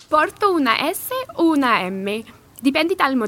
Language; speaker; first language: Italian; non-native, learner; English